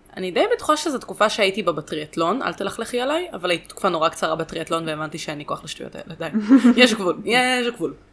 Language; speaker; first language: Hebrew; native; Hebrew